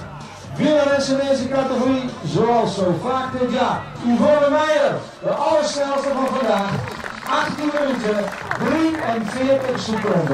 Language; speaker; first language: Dutch; native; Dutch